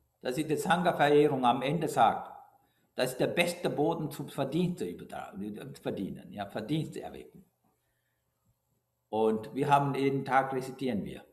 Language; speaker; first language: German; non-native, fluent; Sinhala